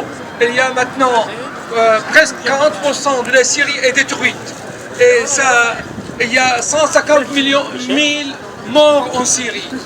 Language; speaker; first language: French; non-native, fluent; Arabic